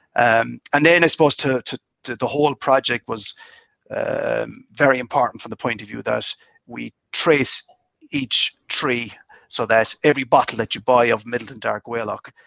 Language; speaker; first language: English; native; English